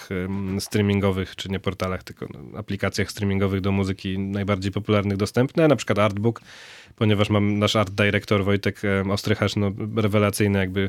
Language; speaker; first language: Polish; native; Polish